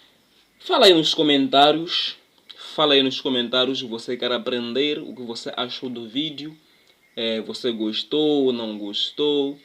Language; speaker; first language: Portuguese; non-native, local second language; Tsonga